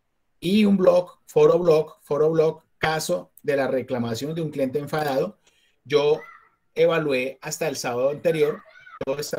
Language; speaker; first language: Spanish; native; Spanish